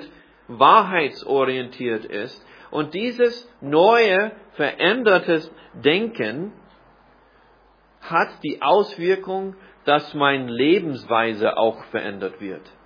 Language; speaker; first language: German; non-native, fluent; English